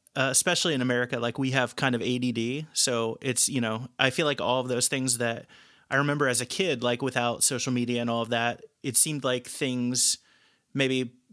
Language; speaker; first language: English; native; English